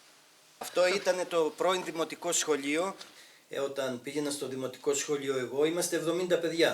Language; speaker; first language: Greek; native; Greek